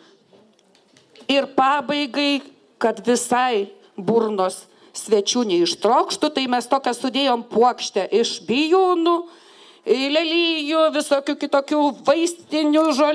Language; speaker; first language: Lithuanian; native; Lithuanian